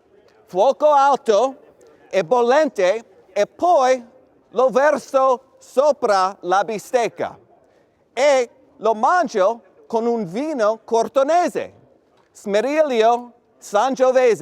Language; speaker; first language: Italian; non-native, fluent; English